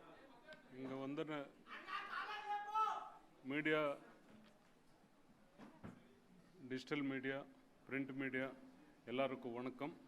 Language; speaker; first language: Tamil; non-native, learner; Telugu